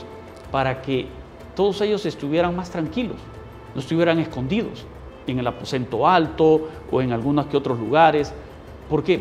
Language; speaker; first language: Spanish; native; Spanish